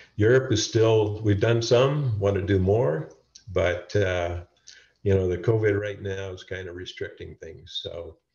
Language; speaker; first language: English; native; English